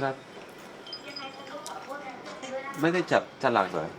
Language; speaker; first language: Thai; non-native, fluent; Spanish